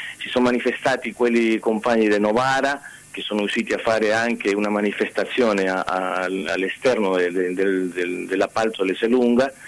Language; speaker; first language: Italian; non-native, fluent; Spanish